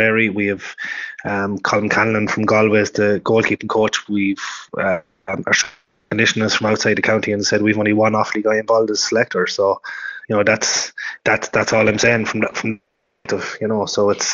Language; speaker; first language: English; native; English